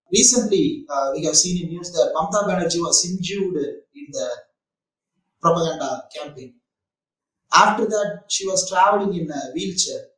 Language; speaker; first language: English; non-native, local second language; Tamil